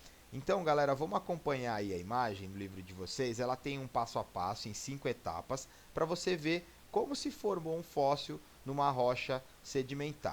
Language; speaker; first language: Portuguese; native; Portuguese